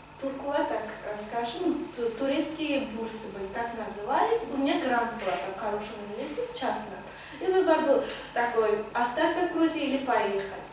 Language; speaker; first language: Russian; non-native, fluent; Azerbaijani